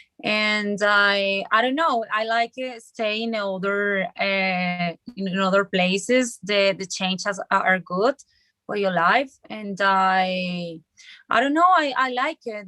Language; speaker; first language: English; non-native, learner; Spanish